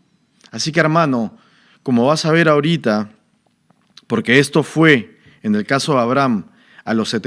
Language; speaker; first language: Spanish; native; Spanish